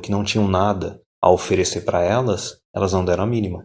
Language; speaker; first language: Portuguese; native; Portuguese